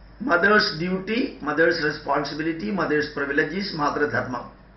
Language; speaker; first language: English; non-native, local second language; Malayalam